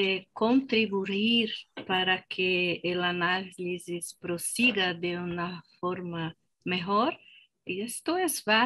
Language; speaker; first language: Spanish; non-native, fluent; Portuguese